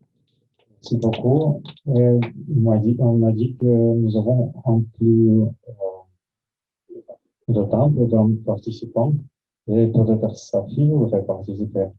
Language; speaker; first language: French; non-native, learner; Russian